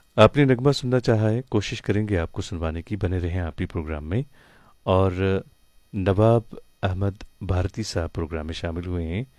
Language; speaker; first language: Hindi; non-native, local second language; Kashmiri